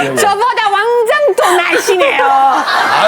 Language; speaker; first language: Korean; non-native, fluent; Italian